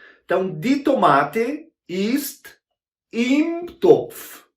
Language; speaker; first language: German; non-native, fluent; Portuguese